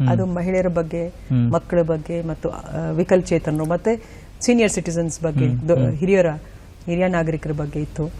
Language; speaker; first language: Kannada; non-native, fluent; Hindi